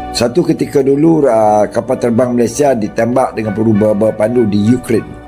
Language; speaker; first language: Malay; native; Malay